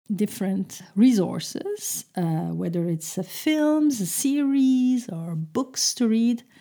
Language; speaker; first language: English; non-native, fluent; Turkish